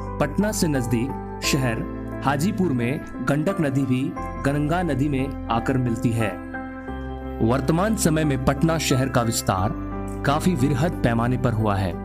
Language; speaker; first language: Hindi; native; Hindi